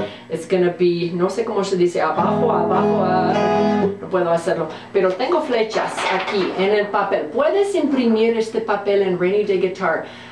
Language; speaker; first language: Spanish; non-native, fluent; English